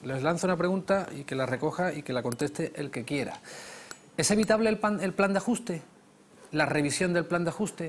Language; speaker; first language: Spanish; native; Spanish